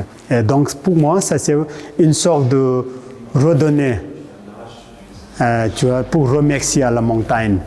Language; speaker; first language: French; non-native, fluent; Sherpa